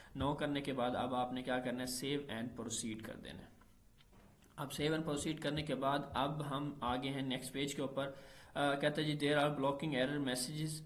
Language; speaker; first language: Urdu; native; Urdu